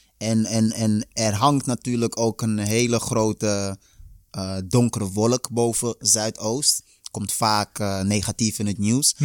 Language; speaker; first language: Dutch; early bilingual, other home language; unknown